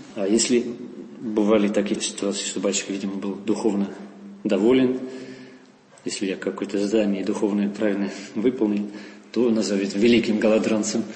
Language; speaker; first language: Russian; non-native, fluent; Dutch